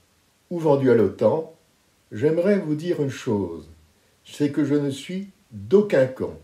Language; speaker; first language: French; native; French